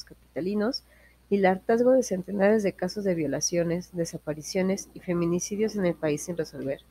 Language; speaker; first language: Spanish; native; Spanish